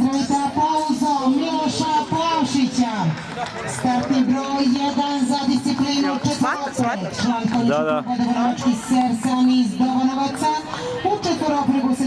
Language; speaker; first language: Bosnian; native; Bosnian